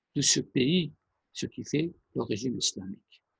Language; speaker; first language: French; non-native, fluent; Persian